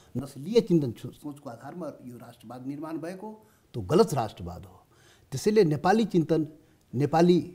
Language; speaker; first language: Nepali; non-native, local second language; Maithili